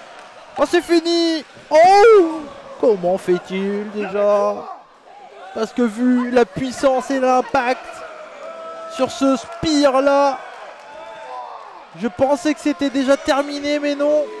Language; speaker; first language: French; native; French